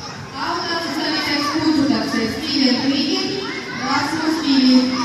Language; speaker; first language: Russian; native; Russian